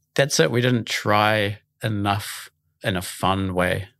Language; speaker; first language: English; native; English